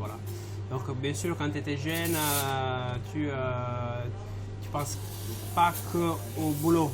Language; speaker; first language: French; non-native, fluent; Italian